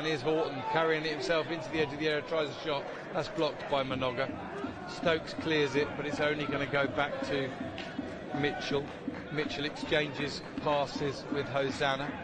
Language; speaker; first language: English; native; English